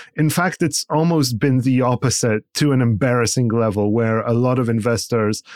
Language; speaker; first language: English; non-native, fluent; Polish